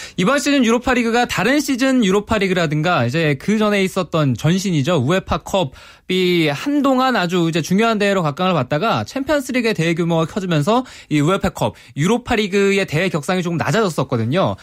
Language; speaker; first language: Korean; native; Korean